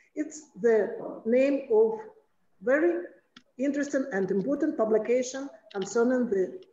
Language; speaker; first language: English; non-native, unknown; Russian